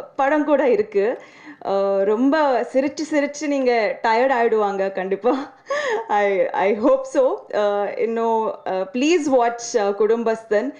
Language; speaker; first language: Tamil; non-native, learner; Telugu